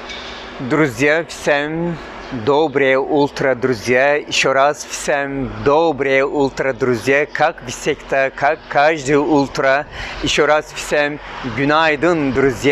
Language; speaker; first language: Russian; non-native, learner; Turkish